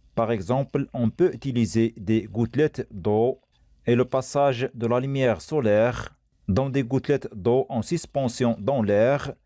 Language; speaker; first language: French; non-native, local second language; Arabic